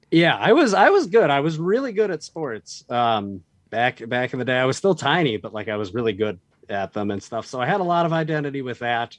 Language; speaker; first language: English; native; English